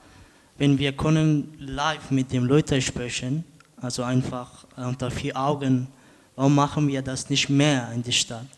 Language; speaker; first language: German; non-native, learner; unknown